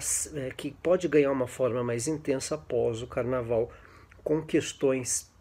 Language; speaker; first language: Portuguese; native; Portuguese